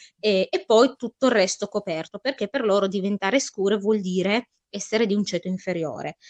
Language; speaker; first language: Italian; early bilingual, other home language; Arabic